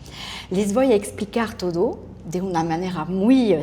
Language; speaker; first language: Spanish; non-native, fluent; French